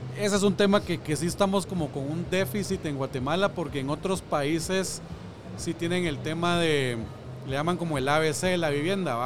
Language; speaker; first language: Spanish; native; Spanish